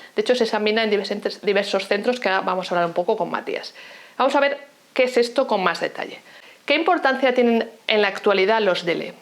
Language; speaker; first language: Spanish; native; Spanish